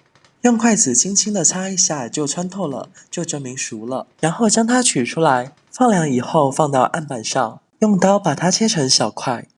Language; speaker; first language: Chinese; native; Chinese